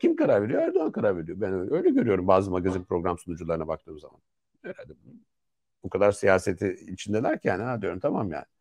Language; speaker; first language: Turkish; native; Turkish